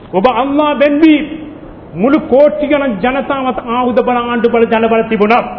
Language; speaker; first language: Sinhala; non-native, local second language; Tamil